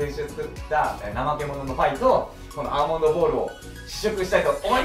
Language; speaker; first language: Japanese; native; Japanese